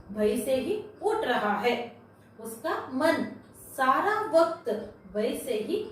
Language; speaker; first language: Hindi; non-native, local second language; Kannada